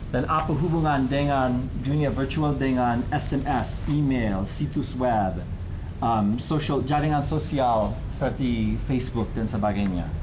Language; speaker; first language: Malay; non-native, fluent; English